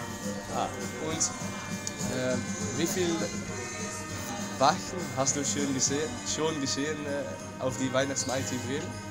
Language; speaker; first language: German; non-native, learner; Dutch